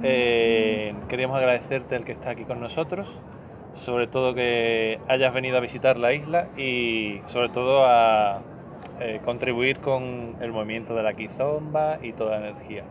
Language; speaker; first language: Spanish; native; Spanish